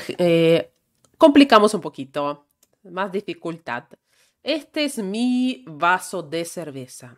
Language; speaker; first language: Spanish; non-native, fluent; Russian